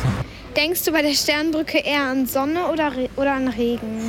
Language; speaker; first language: German; native; German